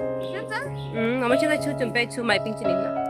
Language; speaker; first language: Chinese; non-native, learner; Urdu